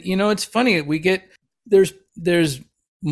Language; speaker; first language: English; native; English